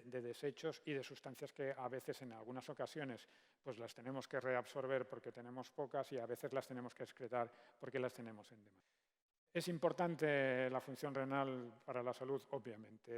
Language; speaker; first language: Spanish; native; Spanish